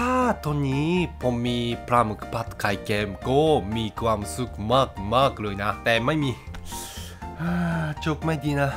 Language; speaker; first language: Thai; non-native, learner; Japanese